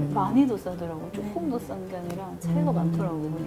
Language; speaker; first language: Korean; native; Korean